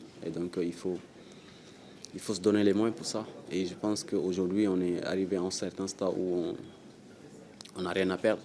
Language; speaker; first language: French; non-native, local second language; Wolof